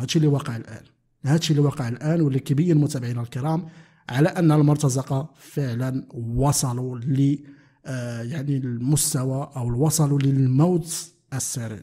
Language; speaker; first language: Arabic; native; Arabic